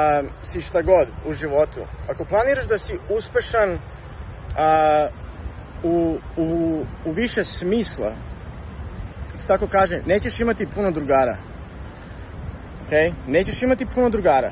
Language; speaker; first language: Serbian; early bilingual, heritage; Serbian